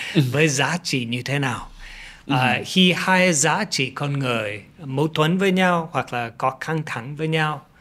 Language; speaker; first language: Vietnamese; non-native, fluent; English